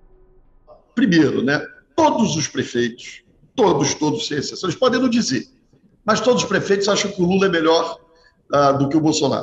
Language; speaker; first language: Portuguese; native; Portuguese